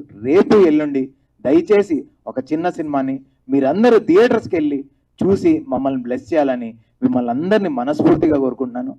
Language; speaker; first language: Telugu; native; Telugu